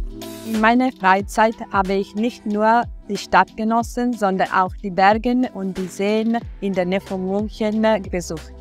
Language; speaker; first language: German; non-native, fluent; Italian